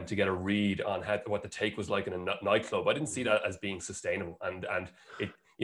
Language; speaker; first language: English; native; English